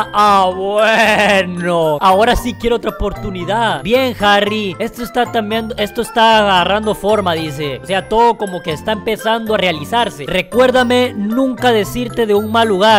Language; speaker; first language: Spanish; native; Spanish